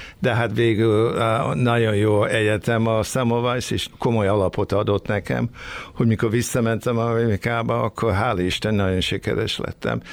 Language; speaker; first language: Hungarian; early bilingual, heritage; Hungarian